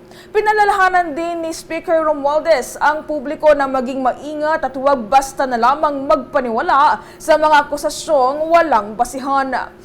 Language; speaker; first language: Filipino; native; Filipino